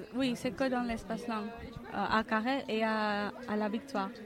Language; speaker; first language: French; non-native, fluent; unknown